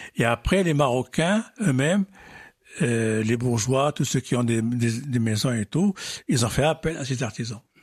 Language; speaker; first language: French; non-native, local second language; Arabic